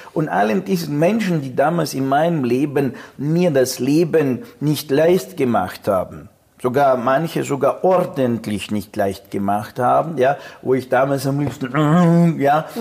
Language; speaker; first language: German; non-native, fluent; Russian